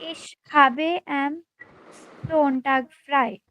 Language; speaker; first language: German; non-native, learner; Hindi